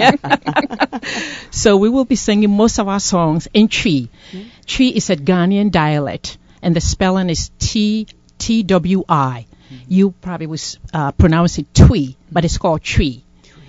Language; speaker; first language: English; non-native, local second language; Akan